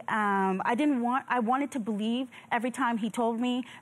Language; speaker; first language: English; native; English